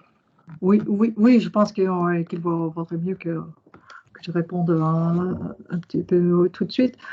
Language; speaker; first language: French; non-native, fluent; Norwegian